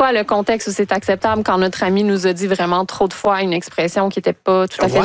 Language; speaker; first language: French; native; French